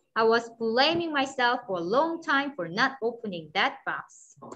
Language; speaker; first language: English; non-native, fluent; Korean